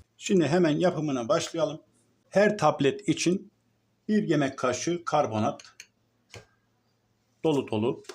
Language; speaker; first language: Turkish; native; Turkish